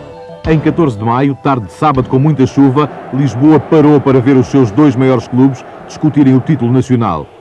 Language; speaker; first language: Portuguese; native; Portuguese